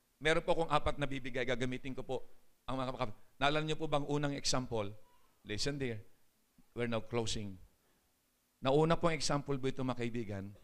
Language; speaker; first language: Filipino; native; Filipino